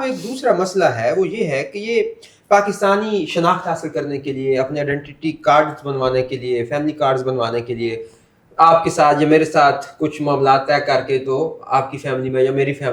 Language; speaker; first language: Urdu; native; Urdu